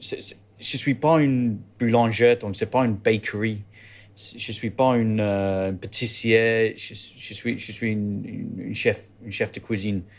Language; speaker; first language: French; non-native, learner; English